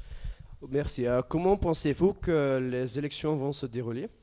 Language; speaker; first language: French; non-native, local second language; Dutch